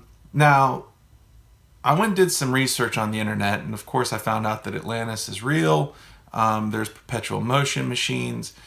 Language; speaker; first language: English; native; English